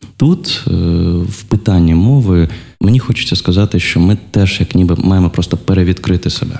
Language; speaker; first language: Ukrainian; non-native, local second language; Russian